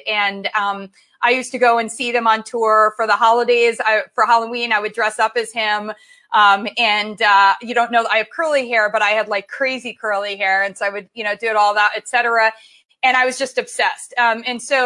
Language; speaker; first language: English; native; English